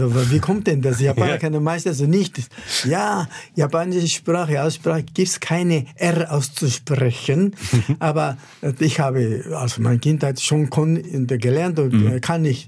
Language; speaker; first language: German; non-native, fluent; Japanese